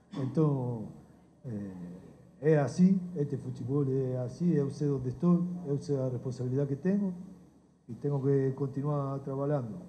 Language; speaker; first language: Portuguese; non-native, learner; Spanish